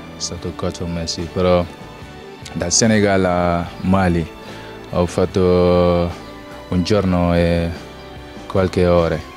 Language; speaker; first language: Italian; non-native, learner; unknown